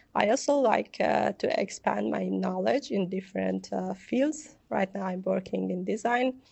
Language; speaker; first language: English; non-native, fluent; Persian